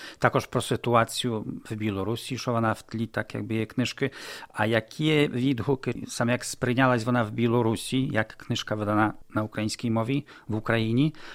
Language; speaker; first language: Ukrainian; native; Ukrainian